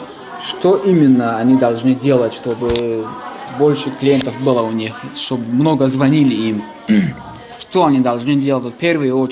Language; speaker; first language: Russian; non-native, local second language; Tajik